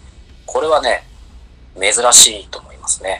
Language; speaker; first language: Japanese; native; Japanese